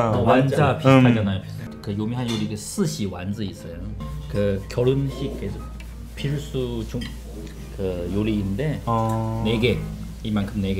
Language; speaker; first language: Korean; non-native, learner; Chinese